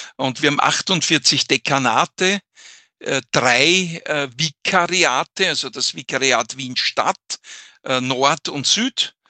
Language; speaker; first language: German; native; German